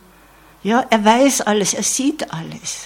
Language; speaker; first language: German; non-native, fluent; English